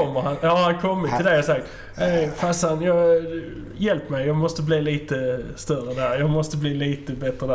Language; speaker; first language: Swedish; native; Swedish